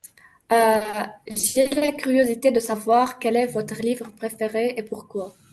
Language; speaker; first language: French; non-native, learner; Arabic